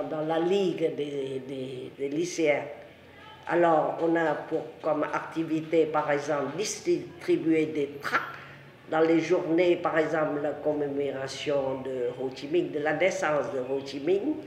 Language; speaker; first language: French; non-native, local second language; Vietnamese